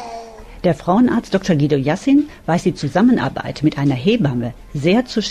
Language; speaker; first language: German; native; German